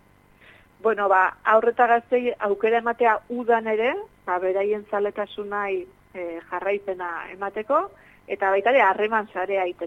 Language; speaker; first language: Basque; native; Basque